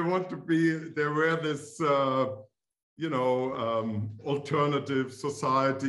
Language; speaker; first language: English; non-native, fluent; German